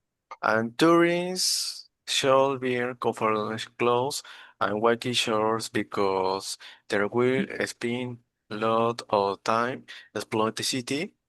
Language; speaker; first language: English; non-native, learner; Spanish